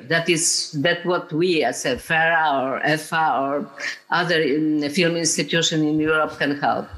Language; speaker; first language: English; non-native, fluent; Polish